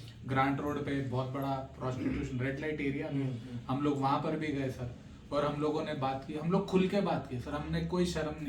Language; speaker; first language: Hindi; native; Hindi